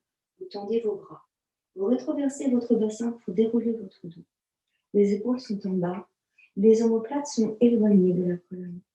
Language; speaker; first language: French; native; French